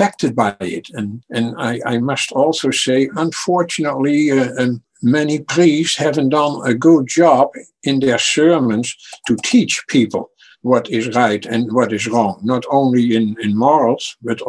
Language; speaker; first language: English; non-native, fluent; Dutch